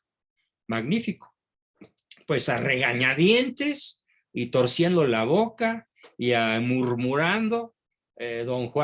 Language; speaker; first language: Spanish; native; Spanish